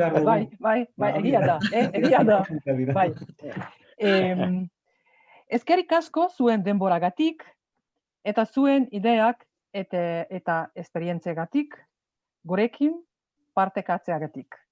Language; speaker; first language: Basque; non-native, fluent; Slovenian